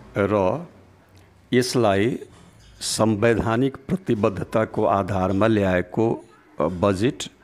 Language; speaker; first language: Nepali; non-native, local second language; Bhojpuri